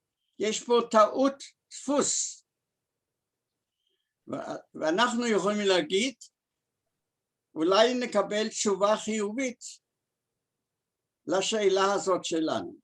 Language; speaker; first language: Hebrew; early bilingual, other home language; German